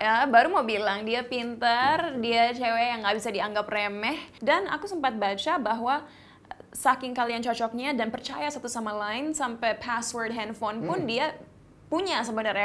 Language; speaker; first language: Indonesian; early bilingual, heritage; Indonesian